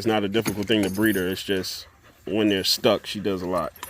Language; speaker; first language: English; native; English